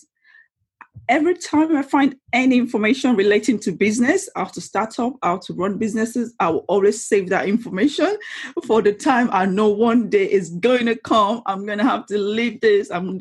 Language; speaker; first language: English; non-native, local second language; Yoruba